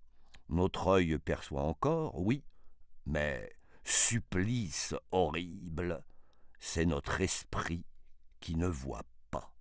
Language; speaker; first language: French; native; French